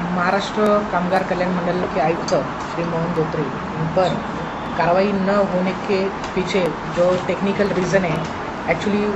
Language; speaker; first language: Hindi; non-native, local second language; Marathi